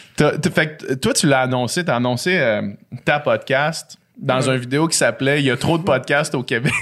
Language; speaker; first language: French; native; French